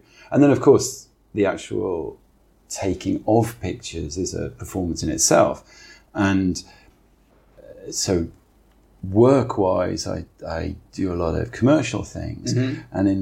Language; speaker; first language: English; native; English